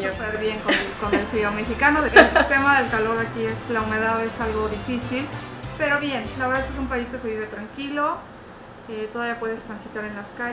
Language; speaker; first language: Spanish; native; Spanish